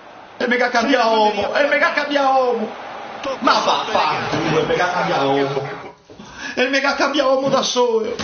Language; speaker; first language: Italian; native; Italian